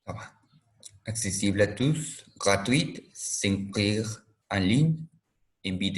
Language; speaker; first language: French; non-native, learner; Spanish